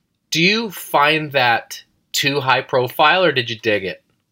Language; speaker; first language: English; native; English